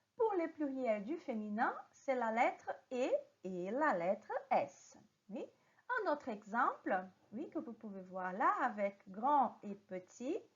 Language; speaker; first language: French; non-native, fluent; Portuguese